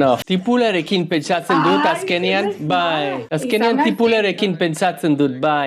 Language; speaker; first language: Basque; non-native, learner; English